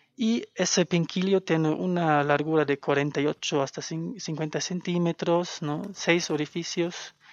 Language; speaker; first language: Spanish; non-native, fluent; German